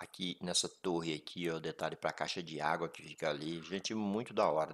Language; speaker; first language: Portuguese; native; Portuguese